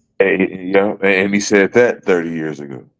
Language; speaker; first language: English; native; English